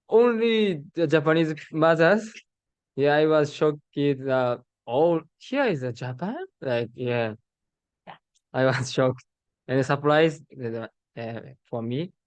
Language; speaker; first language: English; non-native, learner; Japanese